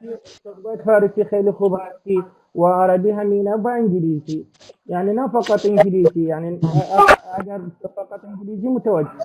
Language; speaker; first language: Persian; non-native, learner; Arabic